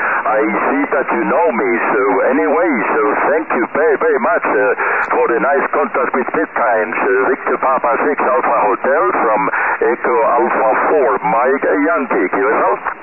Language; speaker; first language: English; non-native, learner; Spanish